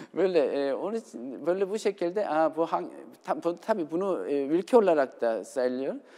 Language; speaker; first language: Turkish; non-native, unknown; Korean